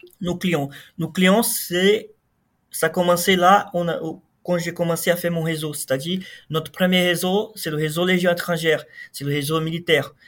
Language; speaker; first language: French; non-native, fluent; Portuguese